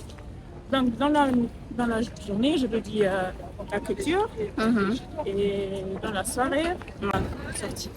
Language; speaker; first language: French; non-native, fluent; German